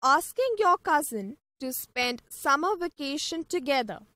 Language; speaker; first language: English; non-native, local second language; Punjabi